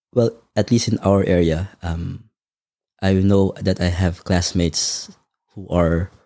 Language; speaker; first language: English; non-native, local second language; Filipino